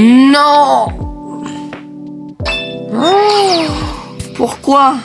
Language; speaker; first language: French; native; French